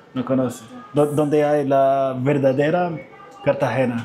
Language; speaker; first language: Spanish; non-native, learner; Arabic